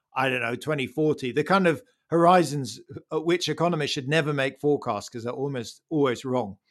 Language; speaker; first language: English; native; English